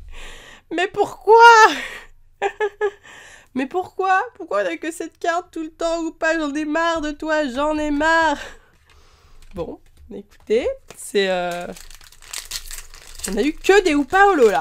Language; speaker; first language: French; native; French